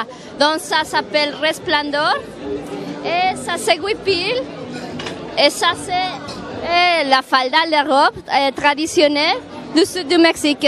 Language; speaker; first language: French; non-native, fluent; Spanish